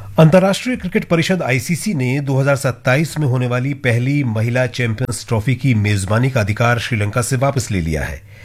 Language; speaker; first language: Hindi; native; Hindi